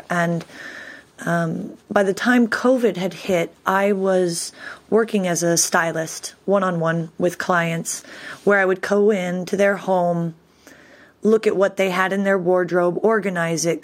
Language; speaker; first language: English; native; English